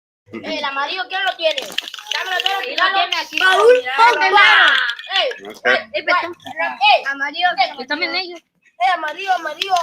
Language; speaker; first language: Spanish; native; Spanish